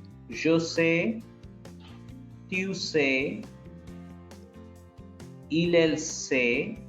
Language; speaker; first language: French; non-native, fluent; Bangla